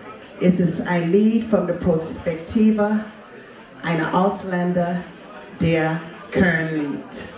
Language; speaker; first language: German; non-native, fluent; English